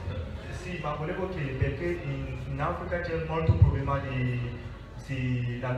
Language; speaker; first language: Italian; non-native, fluent; French